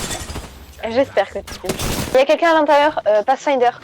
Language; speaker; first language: French; native; French